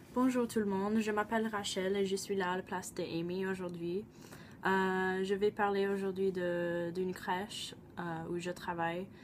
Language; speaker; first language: French; non-native, fluent; English